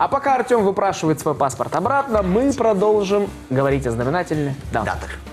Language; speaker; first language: Russian; native; Russian